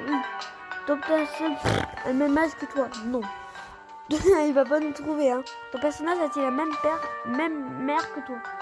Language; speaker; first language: French; native; French